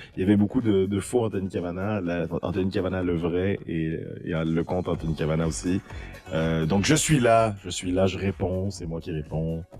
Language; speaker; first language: French; native; French